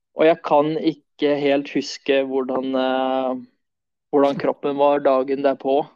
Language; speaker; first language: Norwegian; early bilingual, other home language; Swedish